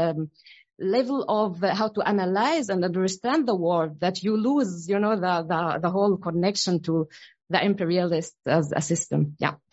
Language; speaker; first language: English; non-native, learner; Arabic